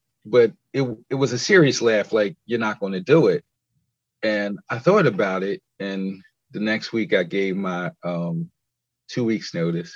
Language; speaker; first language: English; native; English